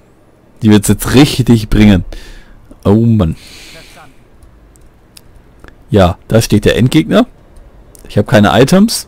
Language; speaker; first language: German; native; German